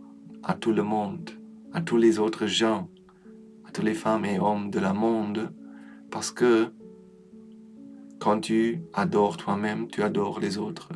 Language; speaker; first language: French; non-native, learner; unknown